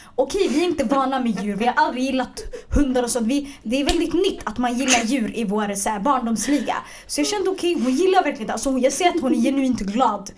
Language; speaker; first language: Swedish; early bilingual, other home language; Arabic